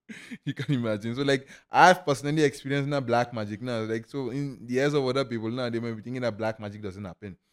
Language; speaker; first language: English; non-native, local second language; Igbo